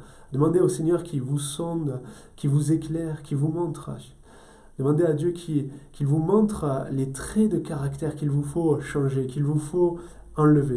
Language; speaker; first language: French; native; French